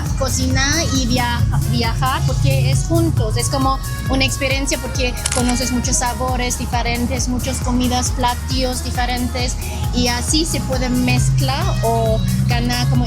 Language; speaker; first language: Spanish; non-native, learner; Chinese